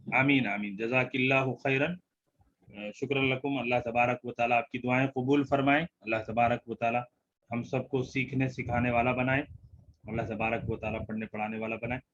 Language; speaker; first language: Urdu; native; Urdu